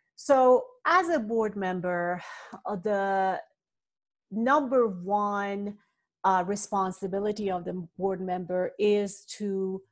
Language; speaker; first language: English; non-native, fluent; Persian